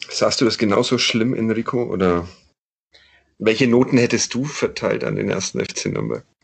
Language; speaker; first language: German; native; German